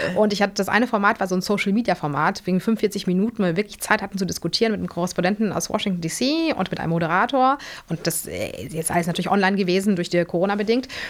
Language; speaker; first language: German; early bilingual, other home language; Polish